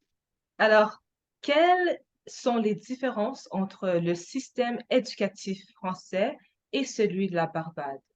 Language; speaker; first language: French; non-native, fluent; English